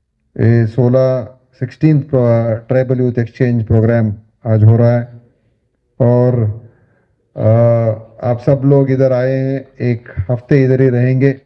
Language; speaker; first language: Hindi; non-native, local second language; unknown